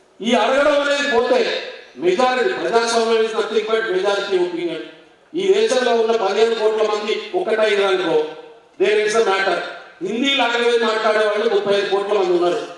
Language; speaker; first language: Telugu; non-native, local second language; Lambadi